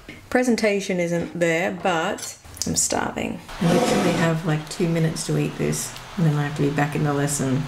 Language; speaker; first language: English; native; English